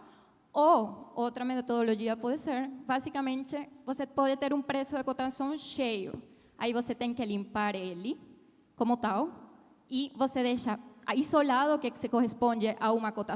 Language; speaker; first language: Portuguese; non-native, fluent; Spanish